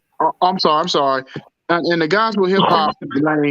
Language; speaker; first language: English; native; English